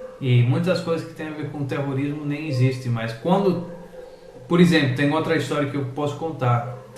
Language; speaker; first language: Portuguese; early bilingual, heritage; English